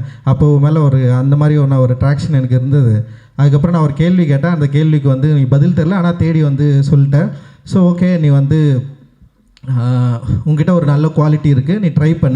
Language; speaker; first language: Tamil; native; Tamil